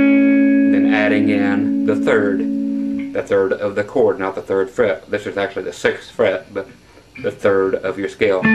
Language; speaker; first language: English; native; English